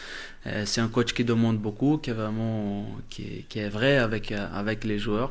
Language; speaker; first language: French; non-native, fluent; Portuguese